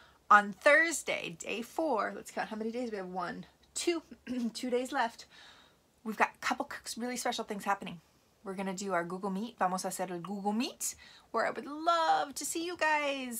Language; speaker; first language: English; native; English